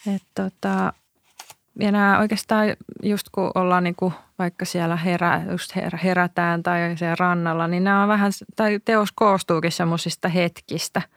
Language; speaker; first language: Finnish; native; Finnish